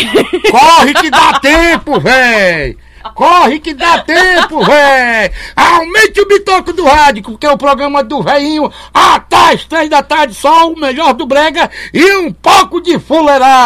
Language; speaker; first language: Portuguese; native; Portuguese